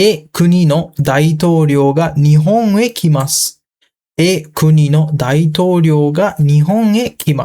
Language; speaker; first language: Japanese; non-native, fluent; Sinhala